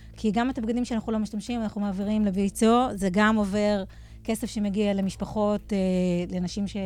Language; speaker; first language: Hebrew; native; Hebrew